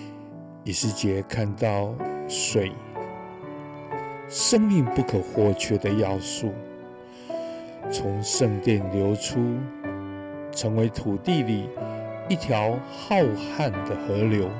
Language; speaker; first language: Chinese; native; Chinese